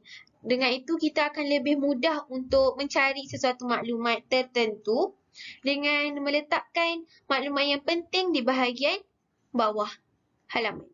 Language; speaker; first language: Malay; native; Malay